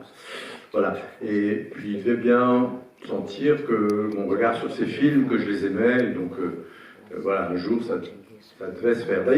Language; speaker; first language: French; native; French